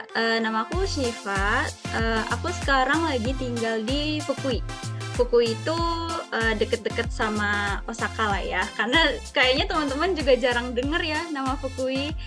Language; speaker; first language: Indonesian; native; Indonesian